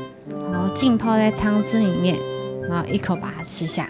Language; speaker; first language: Chinese; native; Chinese